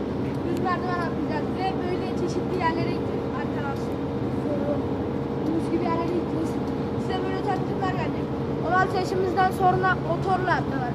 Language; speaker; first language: Turkish; native; Turkish